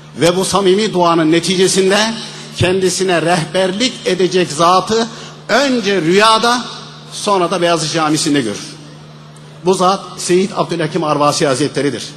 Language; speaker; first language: Turkish; native; Turkish